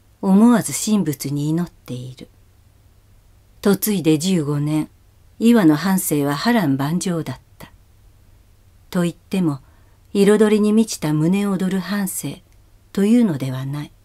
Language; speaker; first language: Japanese; native; Japanese